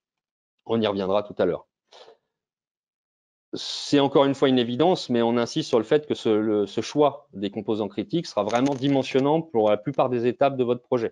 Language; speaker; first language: French; native; French